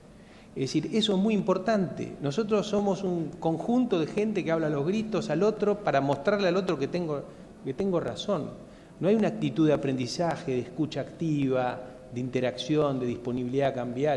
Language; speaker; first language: Spanish; native; Spanish